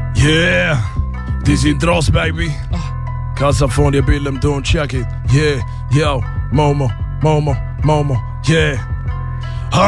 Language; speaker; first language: Arabic; native; Arabic